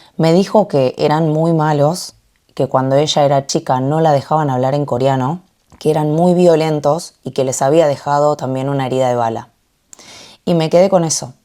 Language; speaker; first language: Spanish; early bilingual, other home language; Korean